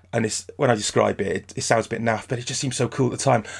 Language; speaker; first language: English; native; English